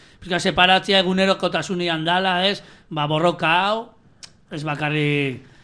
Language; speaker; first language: Basque; native; Basque